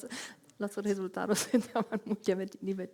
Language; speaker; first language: Spanish; non-native, fluent; German